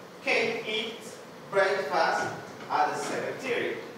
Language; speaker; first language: English; non-native, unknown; Spanish